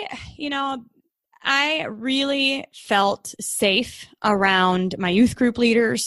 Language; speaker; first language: English; native; English